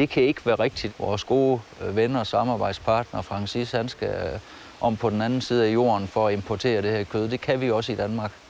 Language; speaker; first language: Danish; native; Danish